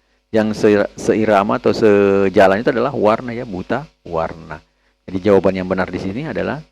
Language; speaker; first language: Indonesian; native; Indonesian